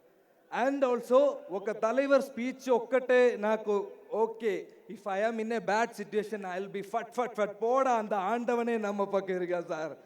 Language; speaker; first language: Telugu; non-native, learner; Malayalam